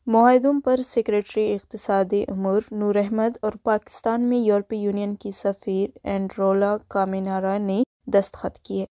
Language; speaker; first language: Urdu; non-native, local second language; Baluchi